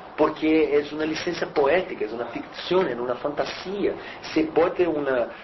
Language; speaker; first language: Portuguese; native; Portuguese